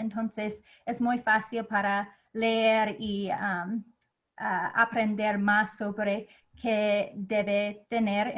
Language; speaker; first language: Spanish; non-native, fluent; English